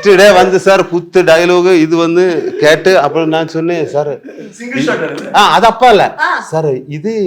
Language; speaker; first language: Tamil; non-native, learner; Malayalam